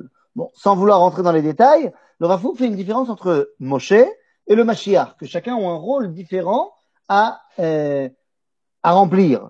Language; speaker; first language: French; native; French